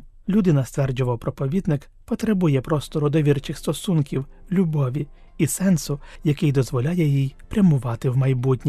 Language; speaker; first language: Ukrainian; native; Ukrainian